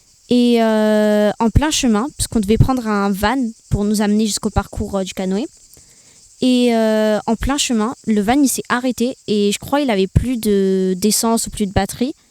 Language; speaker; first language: French; early bilingual, other home language; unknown